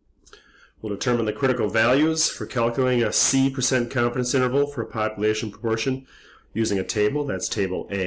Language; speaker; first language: English; native; English